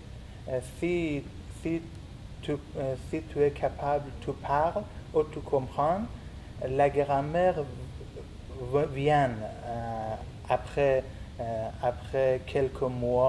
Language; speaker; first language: French; non-native, learner; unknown